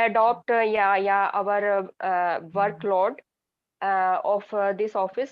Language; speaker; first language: English; non-native, learner; Hindi